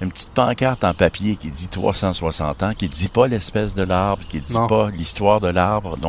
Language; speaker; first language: French; native; French